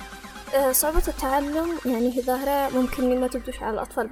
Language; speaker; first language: Arabic; native; Arabic